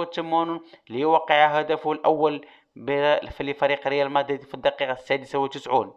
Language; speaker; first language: Arabic; native; Arabic